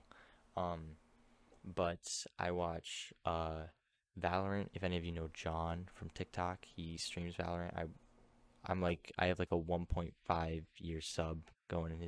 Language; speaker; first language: English; native; English